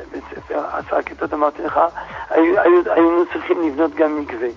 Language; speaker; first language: Hebrew; non-native, fluent; French